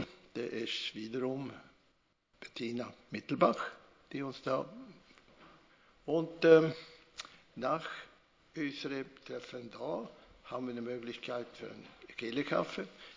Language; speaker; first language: German; non-native, fluent; Swedish